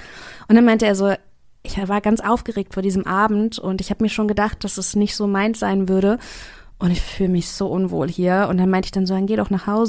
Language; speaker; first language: German; native; German